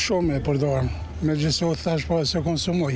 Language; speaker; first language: Albanian; native; Albanian